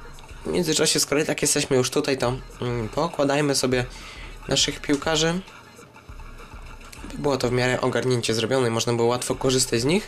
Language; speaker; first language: Polish; native; Polish